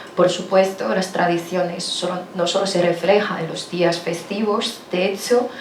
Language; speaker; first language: Spanish; non-native, fluent; Chinese